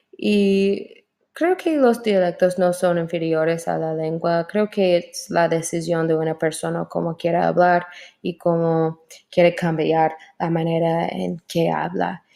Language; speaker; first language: Spanish; non-native, fluent; English